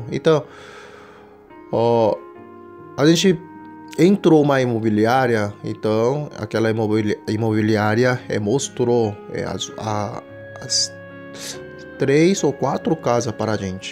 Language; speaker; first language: Portuguese; non-native, fluent; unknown